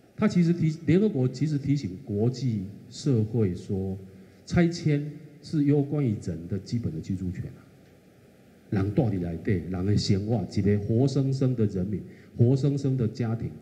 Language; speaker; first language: Chinese; native; Chinese